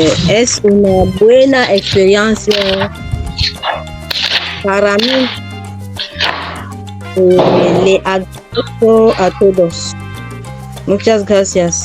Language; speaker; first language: Spanish; non-native, fluent; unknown